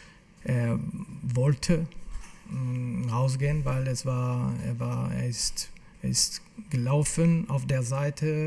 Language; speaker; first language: German; non-native, fluent; French